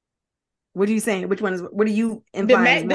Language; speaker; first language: English; native; English